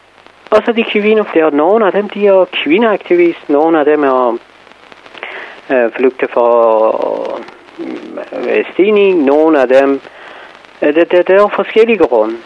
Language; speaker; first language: Danish; non-native, fluent; Persian